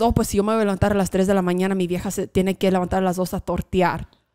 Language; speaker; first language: Spanish; early bilingual, heritage; Spanish